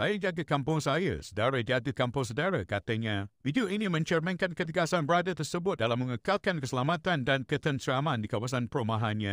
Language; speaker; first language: Malay; native; Malay